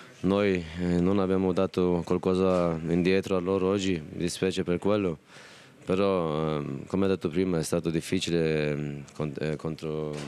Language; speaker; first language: Italian; non-native, fluent; Turkish